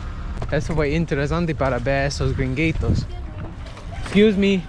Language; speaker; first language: Spanish; non-native, learner; English